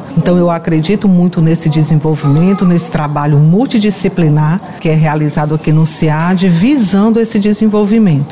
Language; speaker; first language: Portuguese; native; Portuguese